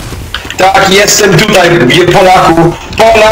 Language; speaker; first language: Polish; early bilingual, heritage; Polish